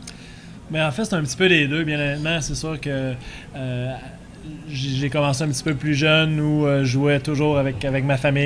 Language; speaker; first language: French; native; French